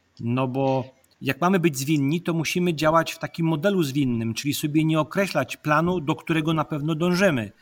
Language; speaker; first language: Polish; native; Polish